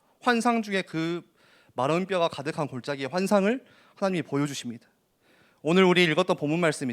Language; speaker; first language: Korean; native; Korean